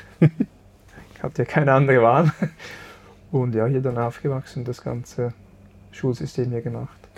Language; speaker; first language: German; early bilingual, other home language; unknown